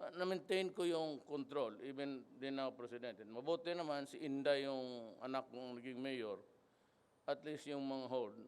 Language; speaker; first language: Filipino; non-native, local second language; Cebuano